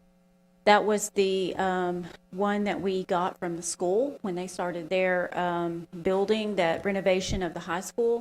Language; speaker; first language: English; native; English